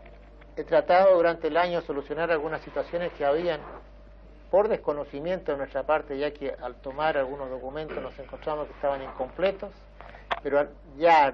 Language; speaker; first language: Spanish; native; Spanish